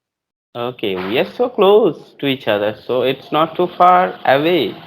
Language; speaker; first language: English; non-native, learner; Bangla